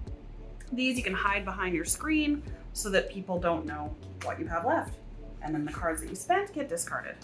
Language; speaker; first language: English; native; English